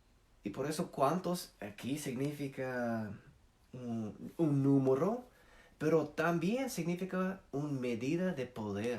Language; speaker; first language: Spanish; non-native, fluent; English